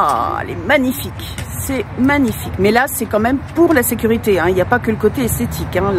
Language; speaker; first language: French; native; French